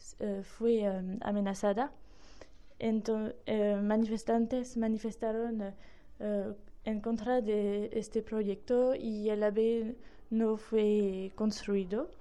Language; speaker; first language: Spanish; non-native, learner; French